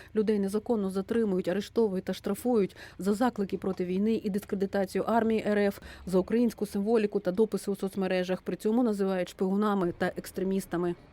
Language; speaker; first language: Ukrainian; native; Ukrainian